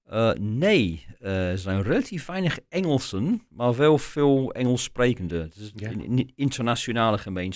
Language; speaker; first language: Dutch; non-native, fluent; English